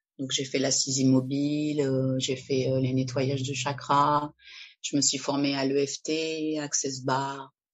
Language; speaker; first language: French; early bilingual, other home language; Spanish